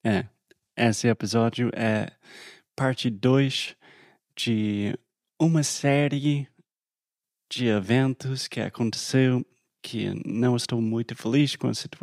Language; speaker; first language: Portuguese; non-native, fluent; English